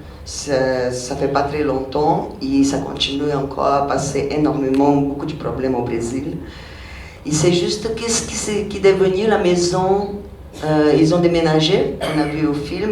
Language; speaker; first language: French; non-native, fluent; Portuguese